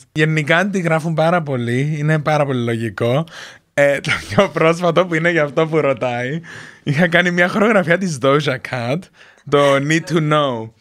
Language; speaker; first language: Greek; native; Greek